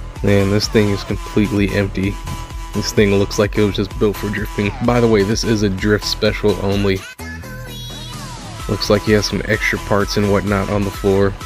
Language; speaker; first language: English; native; English